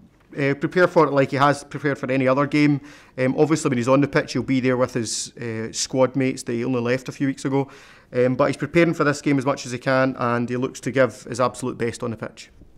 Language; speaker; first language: English; native; English